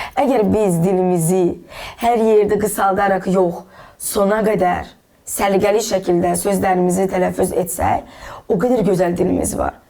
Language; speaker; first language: Azerbaijani; non-native, local second language; Russian